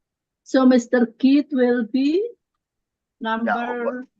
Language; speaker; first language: English; non-native, learner; Indonesian